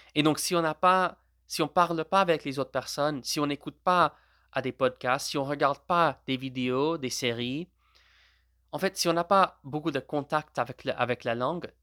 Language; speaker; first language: French; non-native, fluent; Gujarati